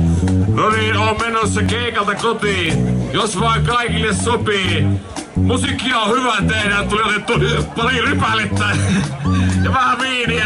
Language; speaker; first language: Finnish; native; Finnish